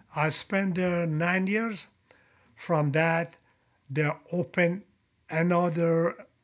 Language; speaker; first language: English; non-native, fluent; Persian